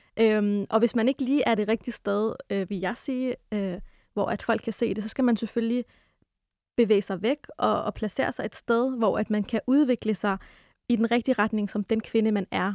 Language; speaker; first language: Danish; early bilingual, other home language; Arabic